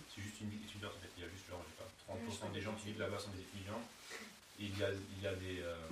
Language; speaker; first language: French; non-native, fluent; German